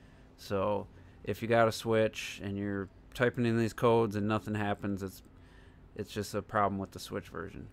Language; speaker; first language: English; native; English